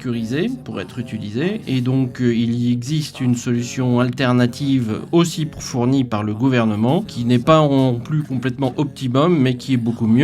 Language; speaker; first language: French; native; French